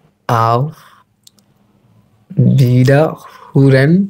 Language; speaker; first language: German; non-native, learner; Bangla